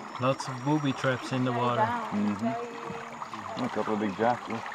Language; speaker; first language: English; non-native, learner; Italian